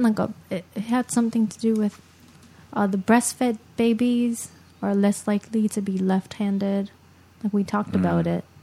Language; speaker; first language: English; early bilingual, other home language; Japanese